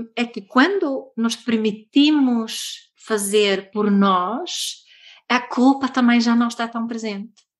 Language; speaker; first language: Portuguese; non-native, fluent; Swedish